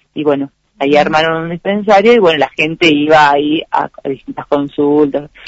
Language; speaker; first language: Spanish; native; Spanish